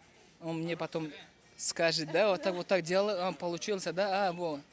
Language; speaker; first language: Russian; non-native, fluent; Uzbek